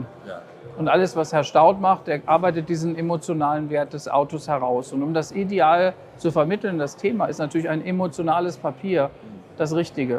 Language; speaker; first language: German; native; German